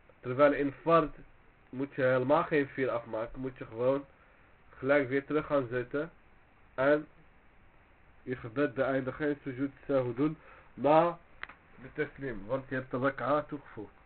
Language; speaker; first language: Dutch; early bilingual, other home language; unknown